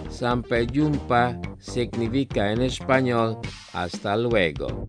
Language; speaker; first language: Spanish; non-native, fluent; Indonesian